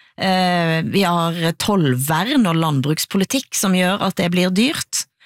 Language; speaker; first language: Norwegian; native; Norwegian